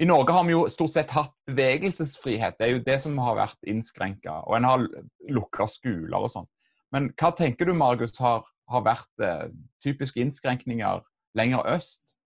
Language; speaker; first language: Norwegian; native; Norwegian